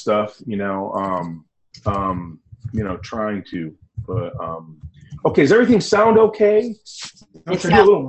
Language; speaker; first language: English; native; English